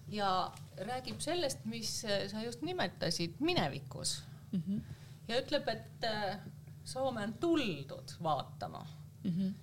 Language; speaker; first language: Estonian; native; Estonian